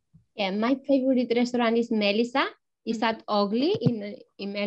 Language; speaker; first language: English; non-native, learner; Albanian